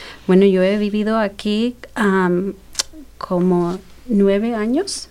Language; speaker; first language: Spanish; early bilingual, heritage; Spanish